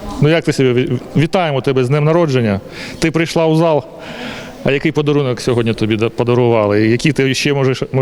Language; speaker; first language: Ukrainian; native; Ukrainian